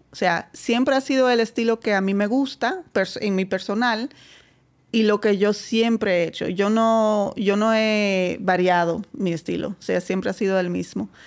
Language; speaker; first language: Spanish; non-native, fluent; Dutch